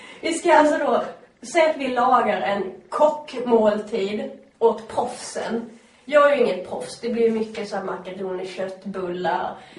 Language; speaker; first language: Swedish; native; Swedish